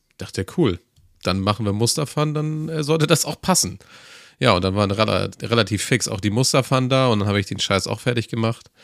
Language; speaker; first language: German; native; German